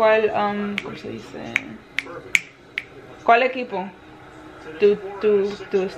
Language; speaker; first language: Spanish; early bilingual, heritage; Spanish